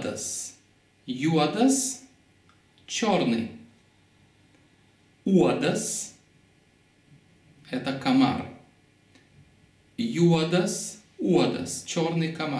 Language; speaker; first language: Russian; non-native, fluent; Lithuanian